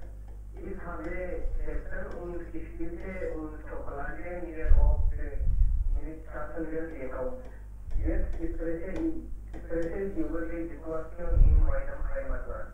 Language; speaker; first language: German; non-native, learner; Hindi